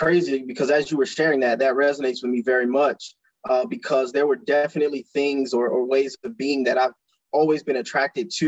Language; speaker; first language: English; native; English